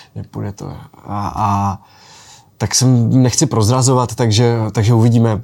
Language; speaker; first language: Czech; native; Czech